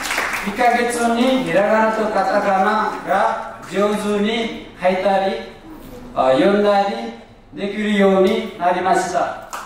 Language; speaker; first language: Japanese; non-native, learner; Nepali